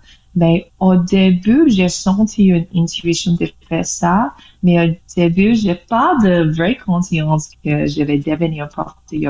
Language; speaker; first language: French; non-native, learner; English